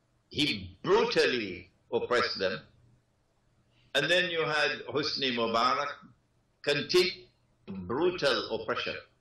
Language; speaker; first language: English; native; English